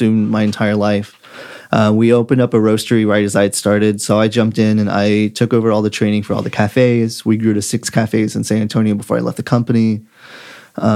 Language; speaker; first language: English; native; English